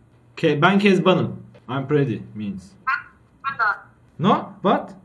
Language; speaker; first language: English; non-native, learner; Turkish